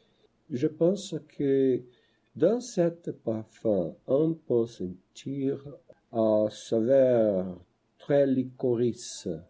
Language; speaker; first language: French; non-native, learner; Portuguese